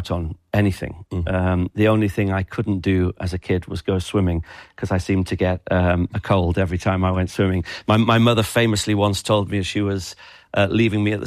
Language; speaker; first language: English; native; English